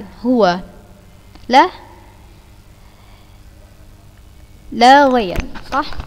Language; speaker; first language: Arabic; non-native, fluent; Indonesian